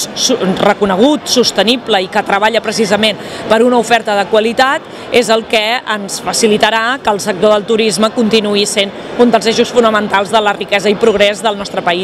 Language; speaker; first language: Catalan; native; Catalan